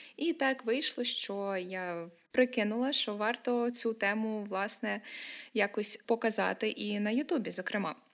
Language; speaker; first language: Ukrainian; native; Ukrainian